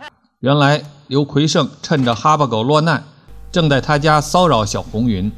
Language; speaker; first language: Chinese; native; Chinese